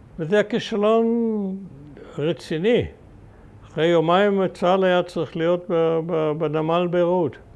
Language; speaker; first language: Hebrew; early bilingual, other home language; German